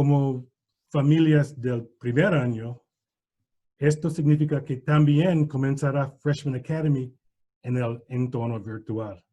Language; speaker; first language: Spanish; non-native, learner; English